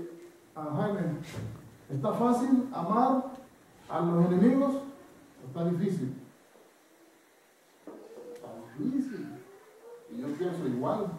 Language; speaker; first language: Spanish; non-native, fluent; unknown